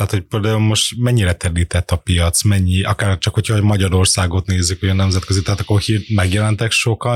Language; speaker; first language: Hungarian; native; Hungarian